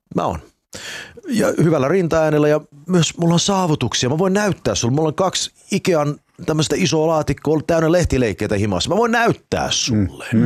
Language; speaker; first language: Finnish; non-native, fluent; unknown